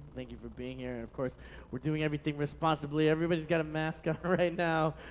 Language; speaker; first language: English; native; English